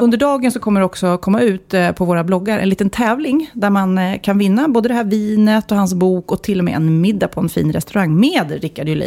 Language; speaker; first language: Swedish; native; Swedish